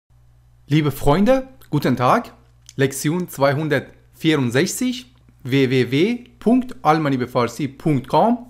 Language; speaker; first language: German; non-native, fluent; Persian